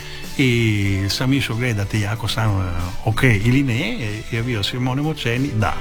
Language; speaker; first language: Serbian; early bilingual, heritage; Italian